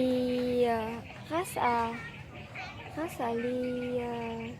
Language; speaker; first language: French; non-native, learner; Vietnamese